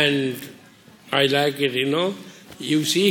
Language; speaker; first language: English; non-native, learner; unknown